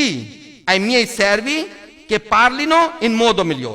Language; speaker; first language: Italian; non-native, learner; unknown